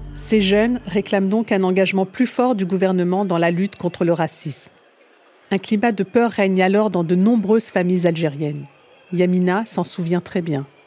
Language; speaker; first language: French; early bilingual, other home language; Arabic